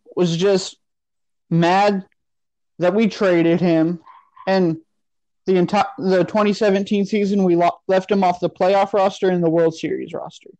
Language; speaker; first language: English; native; English